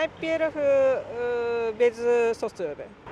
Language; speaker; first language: Polish; non-native, learner; Japanese